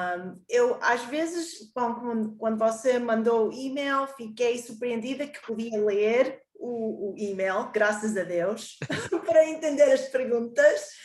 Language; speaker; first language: Portuguese; early bilingual, heritage; Portuguese